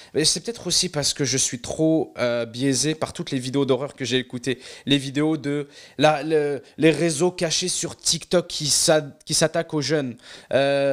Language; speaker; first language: French; non-native, local second language; Arabic